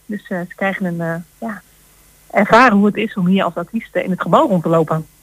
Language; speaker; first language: Dutch; native; Dutch